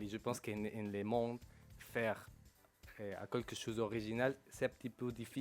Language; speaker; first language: French; non-native, local second language; Spanish